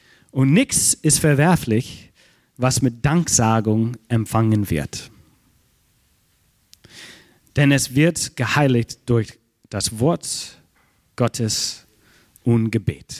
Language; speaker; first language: German; non-native, fluent; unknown